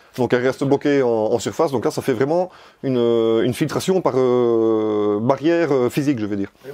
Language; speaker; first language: French; native; French